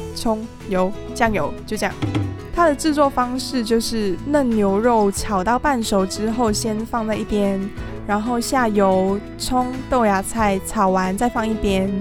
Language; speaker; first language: Chinese; non-native, fluent; Cantonese